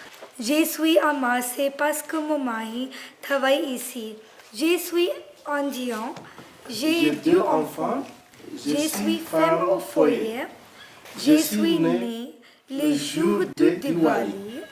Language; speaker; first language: French; non-native, learner; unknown